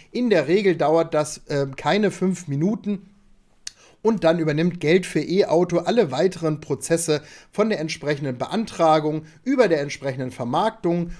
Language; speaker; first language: German; native; German